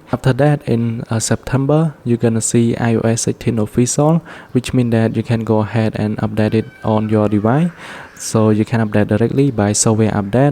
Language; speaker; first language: English; non-native, learner; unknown